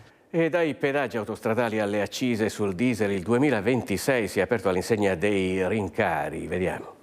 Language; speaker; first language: Italian; native; Italian